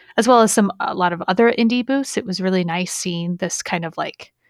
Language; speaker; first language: English; native; English